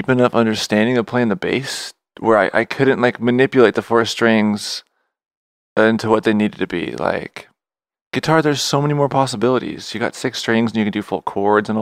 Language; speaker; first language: English; native; English